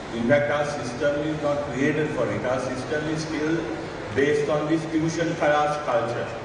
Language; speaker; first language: English; non-native, local second language; Sinhala